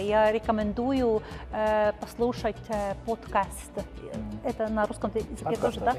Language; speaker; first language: Russian; non-native, fluent; Estonian